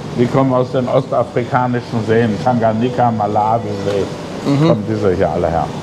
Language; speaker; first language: German; native; German